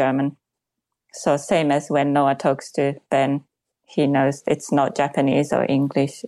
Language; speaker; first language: English; non-native, fluent; Japanese